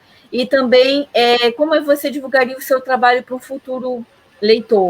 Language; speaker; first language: Portuguese; native; Portuguese